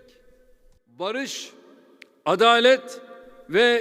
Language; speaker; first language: Turkish; native; Turkish